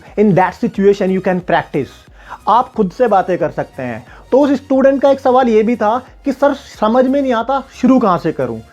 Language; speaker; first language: Hindi; native; Hindi